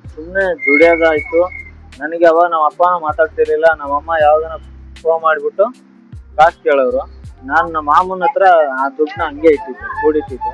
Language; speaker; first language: Kannada; native; Kannada